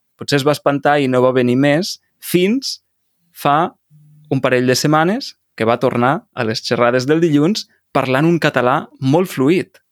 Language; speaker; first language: Catalan; native; Catalan